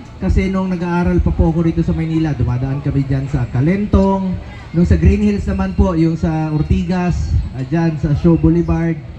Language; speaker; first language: Filipino; non-native, local second language; Cebuano